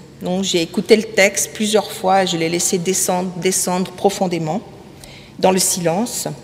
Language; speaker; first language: French; native; French